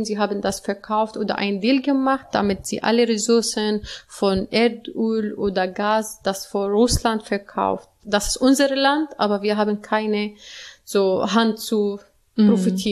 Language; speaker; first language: German; non-native, learner; Arabic